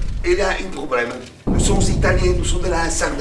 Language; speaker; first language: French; non-native, learner; Italian